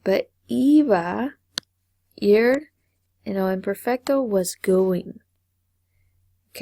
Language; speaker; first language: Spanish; non-native, fluent; English